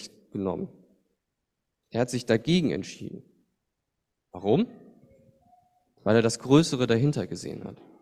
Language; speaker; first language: German; native; German